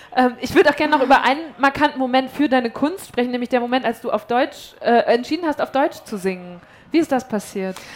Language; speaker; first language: German; native; German